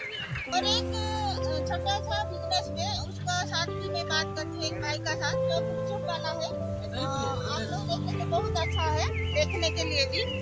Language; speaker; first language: Hindi; non-native, local second language; Odia